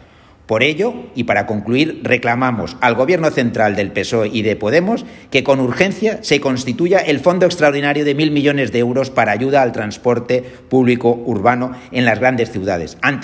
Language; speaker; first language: Spanish; native; Spanish